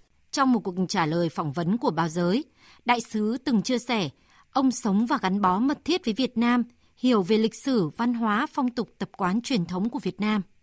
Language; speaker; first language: Vietnamese; native; Vietnamese